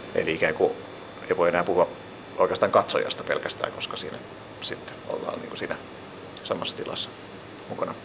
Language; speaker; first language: Finnish; native; Finnish